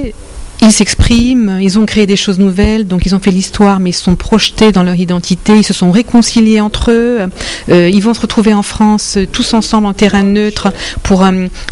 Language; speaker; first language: French; native; French